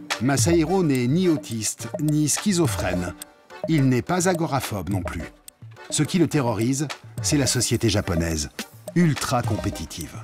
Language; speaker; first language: French; native; French